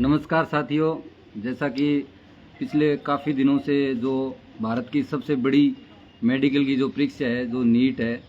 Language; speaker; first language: Hindi; native; Hindi